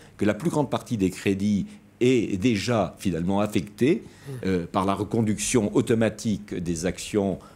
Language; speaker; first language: French; native; French